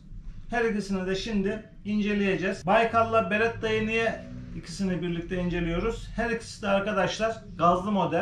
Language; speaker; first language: Turkish; native; Turkish